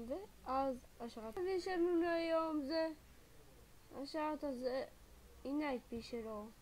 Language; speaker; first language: Hebrew; native; Hebrew